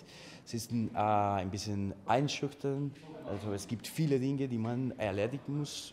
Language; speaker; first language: German; non-native, fluent; Spanish